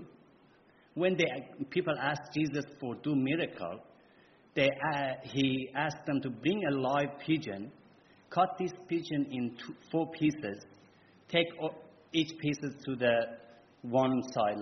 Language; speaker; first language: English; non-native, fluent; Persian